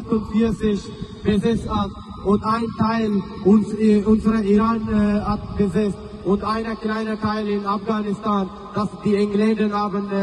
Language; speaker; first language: German; non-native, learner; Baluchi